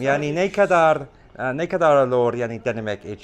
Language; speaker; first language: Turkish; non-native, learner; English